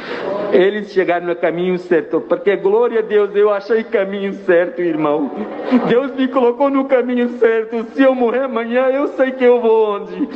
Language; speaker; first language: Portuguese; non-native, fluent; Arabic